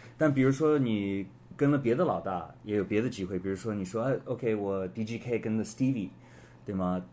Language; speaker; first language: Chinese; early bilingual, heritage; Chinese